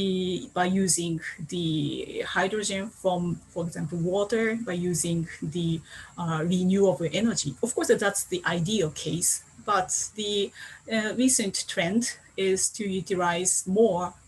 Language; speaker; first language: English; non-native, fluent; Japanese